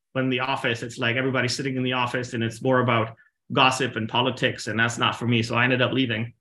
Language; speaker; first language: English; non-native, local second language; Punjabi